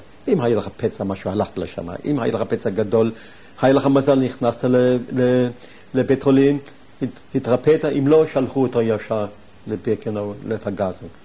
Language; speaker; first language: Hebrew; non-native, fluent; German